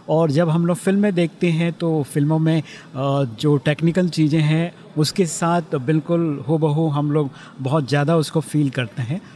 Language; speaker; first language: Hindi; native; Hindi